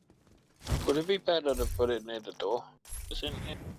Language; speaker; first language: English; native; English